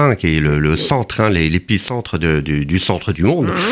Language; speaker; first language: French; native; French